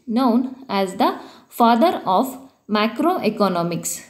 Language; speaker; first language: English; non-native, local second language; Kannada